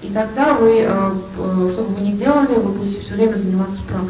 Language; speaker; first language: Russian; native; Russian